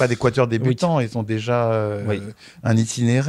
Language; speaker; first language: French; native; French